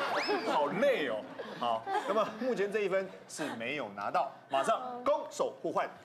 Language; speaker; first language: Chinese; native; Chinese